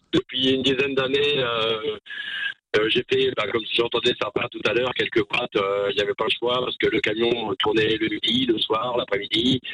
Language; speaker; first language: French; native; French